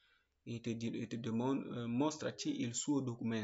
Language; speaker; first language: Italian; non-native, learner; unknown